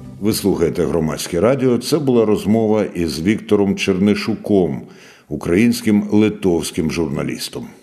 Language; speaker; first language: Ukrainian; native; Ukrainian